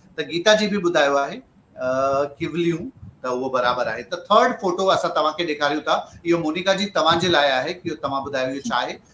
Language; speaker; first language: Sindhi; early bilingual, heritage; Sindhi